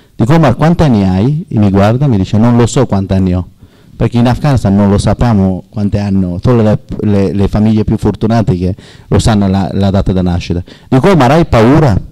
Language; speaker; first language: Italian; non-native, learner; Persian